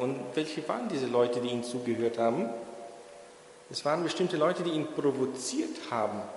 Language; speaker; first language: German; non-native, fluent; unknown